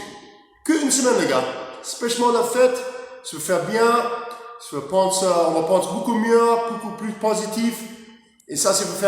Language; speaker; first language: French; non-native, learner; English